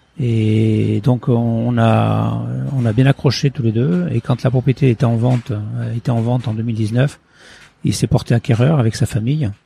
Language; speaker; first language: French; early bilingual, other home language; Portuguese